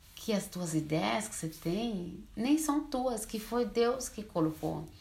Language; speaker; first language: Portuguese; early bilingual, heritage; Portuguese